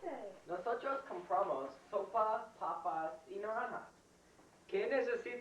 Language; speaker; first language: Spanish; non-native, learner; English